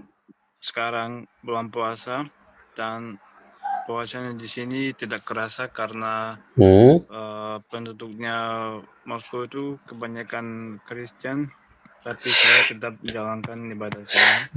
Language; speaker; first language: Indonesian; non-native, fluent; Russian